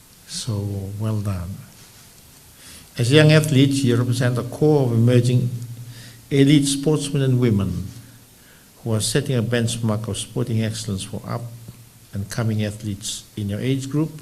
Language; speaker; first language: English; non-native, local second language; Fijian